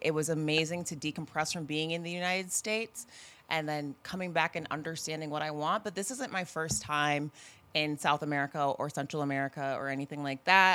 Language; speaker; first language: English; native; English